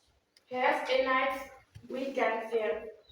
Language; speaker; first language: English; non-native, learner; Indonesian